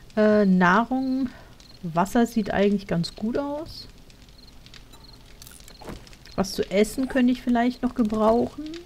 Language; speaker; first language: German; native; German